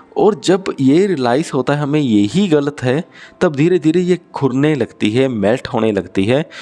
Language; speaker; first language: Hindi; non-native, local second language; Punjabi